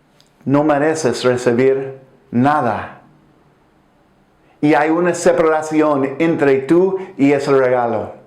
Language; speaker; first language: Spanish; non-native, fluent; English